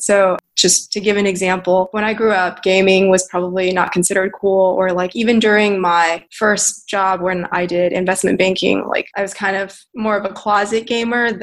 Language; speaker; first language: English; native; English